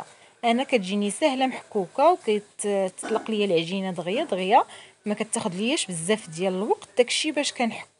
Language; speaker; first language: Arabic; native; Arabic